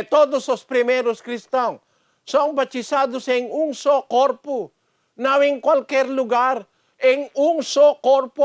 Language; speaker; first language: Portuguese; non-native, learner; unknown